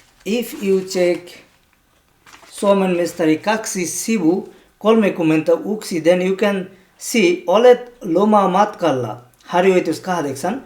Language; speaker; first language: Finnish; non-native, learner; Bangla